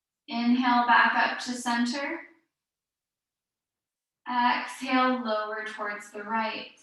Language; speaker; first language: English; native; English